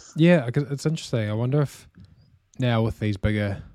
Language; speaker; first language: English; native; English